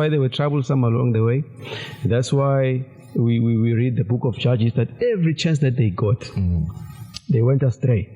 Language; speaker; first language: English; non-native, local second language; Zulu